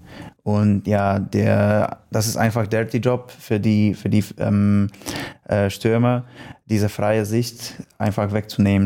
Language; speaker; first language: German; non-native, learner; Polish